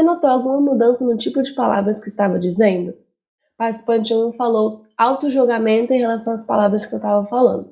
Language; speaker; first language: Portuguese; native; Portuguese